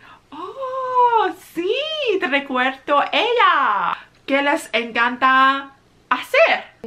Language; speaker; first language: Spanish; non-native, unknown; English